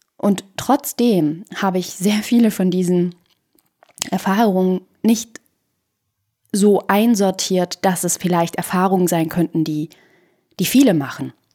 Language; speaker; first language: German; early bilingual, other home language; Persian